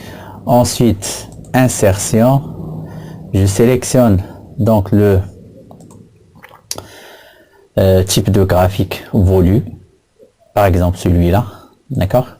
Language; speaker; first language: French; non-native, local second language; Arabic